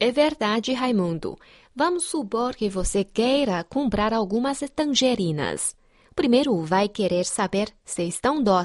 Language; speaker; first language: Portuguese; non-native, fluent; Chinese